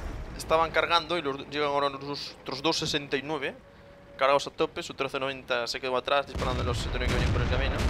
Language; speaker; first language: Spanish; native; Spanish